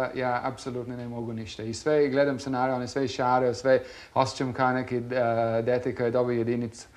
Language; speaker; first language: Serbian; non-native, fluent; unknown